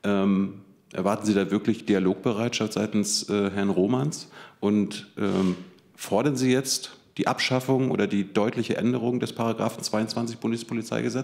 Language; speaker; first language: German; native; German